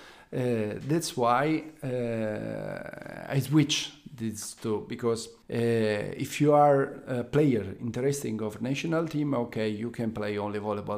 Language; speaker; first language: English; non-native, learner; Italian